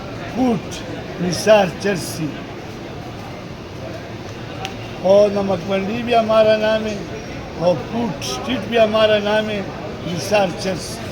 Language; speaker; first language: Hindi; non-native, local second language; Pashto